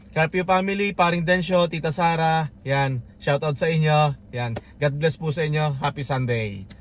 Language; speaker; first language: Filipino; native; Filipino